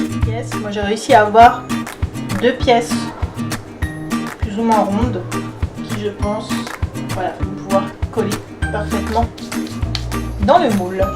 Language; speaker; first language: French; native; French